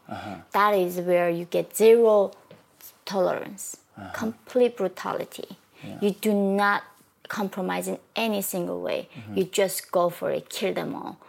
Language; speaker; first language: English; non-native, fluent; Korean